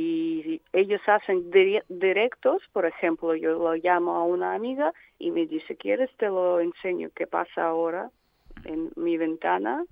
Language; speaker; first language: Spanish; non-native, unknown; Russian